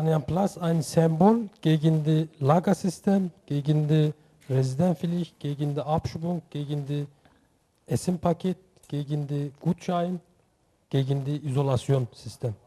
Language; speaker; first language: German; non-native, learner; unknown